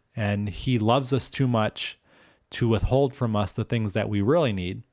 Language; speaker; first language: English; native; English